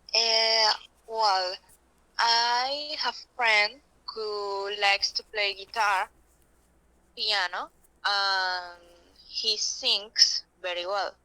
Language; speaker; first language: English; non-native, learner; Spanish